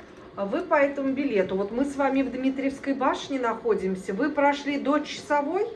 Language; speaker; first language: Russian; native; Russian